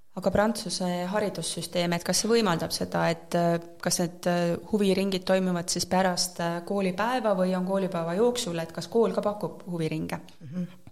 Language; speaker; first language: Estonian; native; Estonian